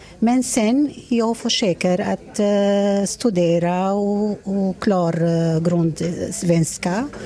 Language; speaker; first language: Swedish; non-native, learner; Arabic